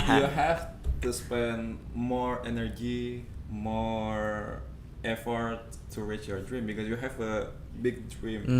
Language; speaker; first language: English; non-native, fluent; Indonesian